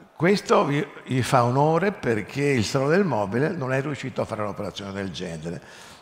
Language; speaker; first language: Italian; native; Italian